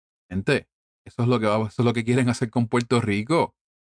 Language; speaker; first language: Spanish; early bilingual, heritage; Spanish